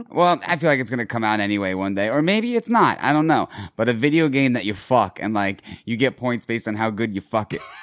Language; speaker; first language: English; native; English